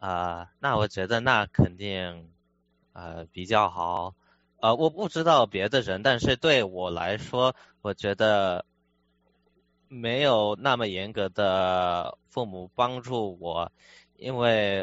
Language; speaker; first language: Chinese; early bilingual, heritage; Chinese